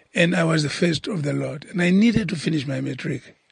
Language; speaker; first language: English; non-native, local second language; Southern Sotho